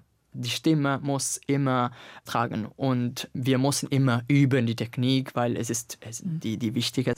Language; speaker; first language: German; non-native, fluent; Italian